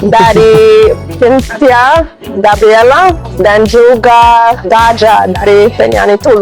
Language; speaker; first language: Indonesian; non-native, learner; English